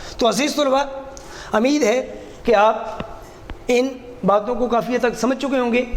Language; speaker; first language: Urdu; non-native, local second language; Punjabi